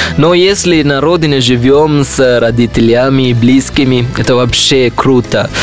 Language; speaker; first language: Russian; non-native, learner; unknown